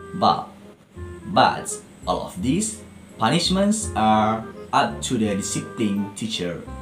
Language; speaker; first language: English; non-native, local second language; Malay